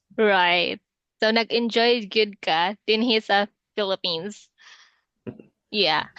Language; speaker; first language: Cebuano; native; Cebuano